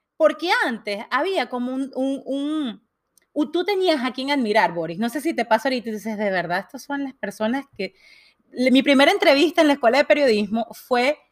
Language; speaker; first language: Spanish; native; Spanish